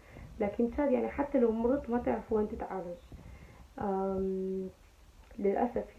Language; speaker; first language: Arabic; native; Arabic